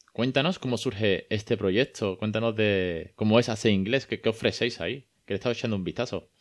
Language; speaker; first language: Spanish; native; Spanish